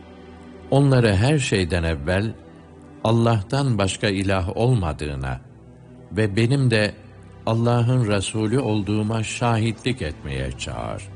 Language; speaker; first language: Turkish; native; Turkish